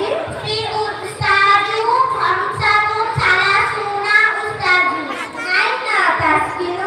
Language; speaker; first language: Arabic; non-native, learner; Bangla